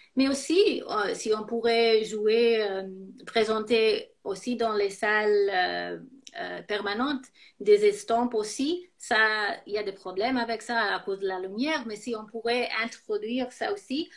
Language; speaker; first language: French; non-native, fluent; English